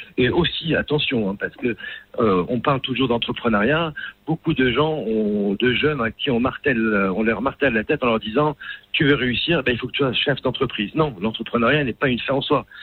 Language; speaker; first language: French; non-native, local second language; Arabic